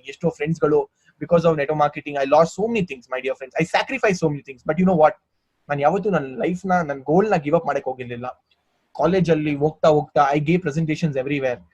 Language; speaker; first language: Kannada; non-native, local second language; Hindi